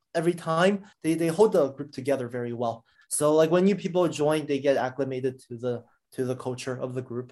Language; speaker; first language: English; native; English